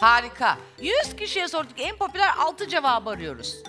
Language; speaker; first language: Turkish; native; Turkish